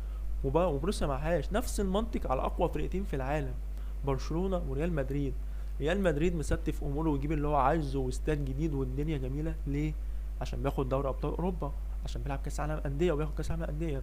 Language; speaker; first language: Arabic; native; Arabic